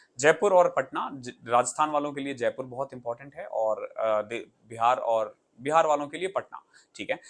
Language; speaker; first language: Hindi; native; Hindi